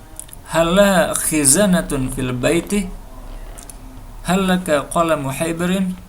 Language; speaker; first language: Arabic; non-native, fluent; Indonesian